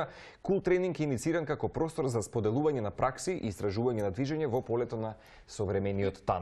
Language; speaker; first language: Macedonian; native; Macedonian